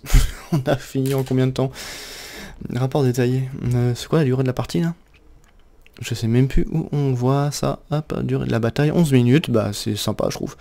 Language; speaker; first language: French; native; French